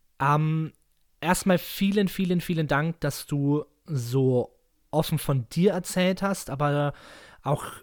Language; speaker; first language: German; native; German